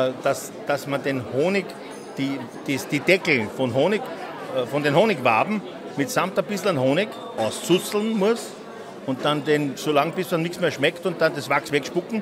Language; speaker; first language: German; native; German